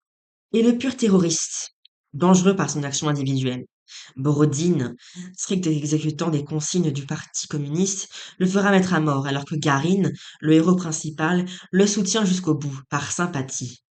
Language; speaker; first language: French; native; French